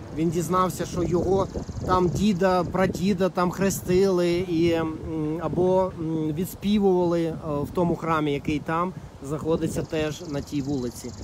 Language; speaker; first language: Ukrainian; non-native, local second language; Russian